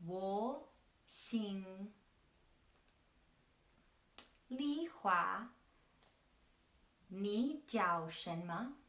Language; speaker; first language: Chinese; non-native, learner; English